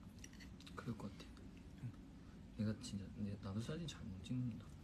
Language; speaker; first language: Korean; non-native, fluent; Chinese